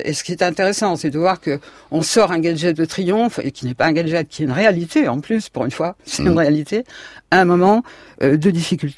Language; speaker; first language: French; native; French